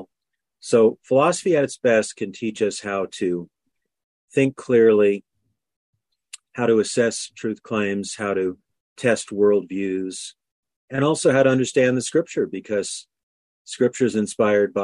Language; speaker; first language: English; native; English